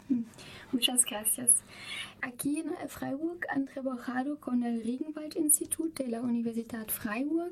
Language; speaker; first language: Spanish; non-native, fluent; German